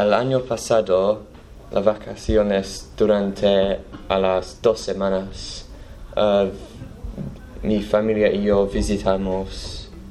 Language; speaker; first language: Spanish; non-native, learner; English